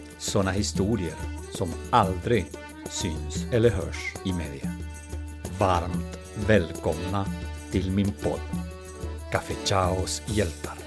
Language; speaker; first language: Swedish; non-native, fluent; Spanish